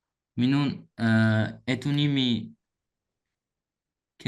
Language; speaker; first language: Finnish; non-native, learner; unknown